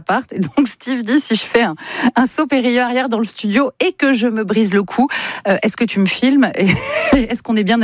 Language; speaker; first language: French; native; French